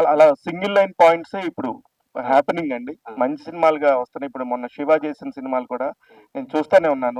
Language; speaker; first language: Telugu; native; Telugu